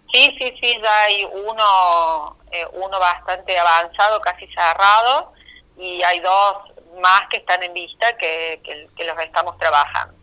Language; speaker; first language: Spanish; native; Spanish